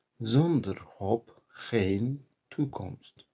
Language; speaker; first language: Dutch; non-native, learner; Turkish